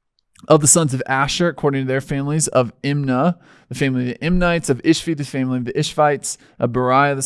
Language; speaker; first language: English; native; English